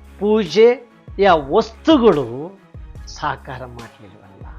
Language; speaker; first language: Kannada; native; Kannada